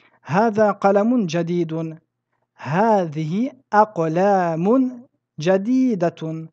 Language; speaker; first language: Arabic; non-native, fluent; French